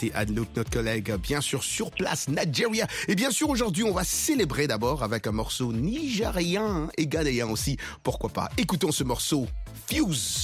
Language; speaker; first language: French; non-native, local second language; Lingala